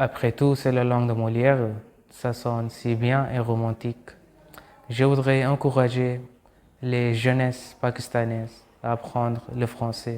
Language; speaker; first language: French; non-native, fluent; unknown